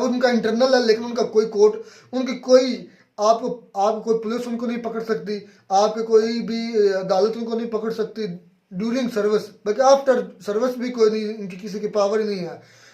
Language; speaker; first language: Urdu; non-native, local second language; Kashmiri